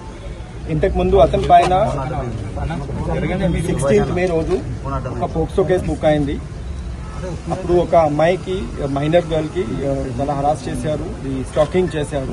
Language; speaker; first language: Telugu; non-native, learner; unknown